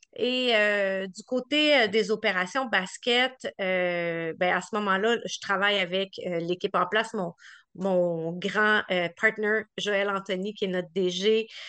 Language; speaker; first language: French; native; French